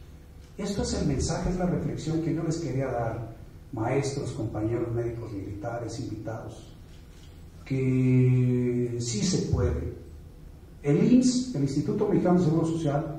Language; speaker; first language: Spanish; native; Spanish